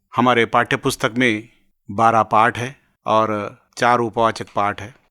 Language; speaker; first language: Hindi; non-native, local second language; Telugu